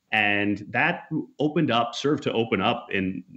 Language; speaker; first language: English; native; English